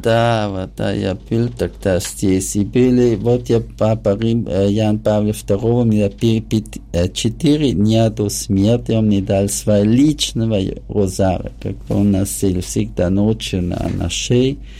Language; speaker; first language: Ukrainian; non-native, learner; German